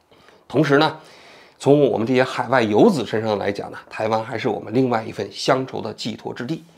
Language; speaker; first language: Chinese; native; Chinese